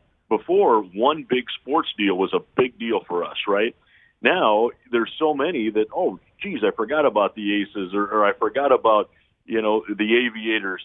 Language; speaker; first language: English; native; English